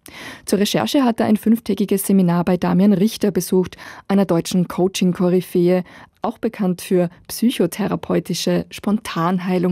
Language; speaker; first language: German; native; German